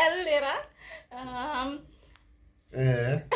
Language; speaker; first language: Turkish; non-native, learner; Indonesian